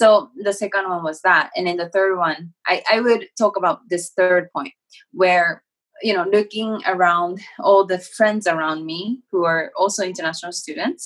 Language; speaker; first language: English; non-native, fluent; Japanese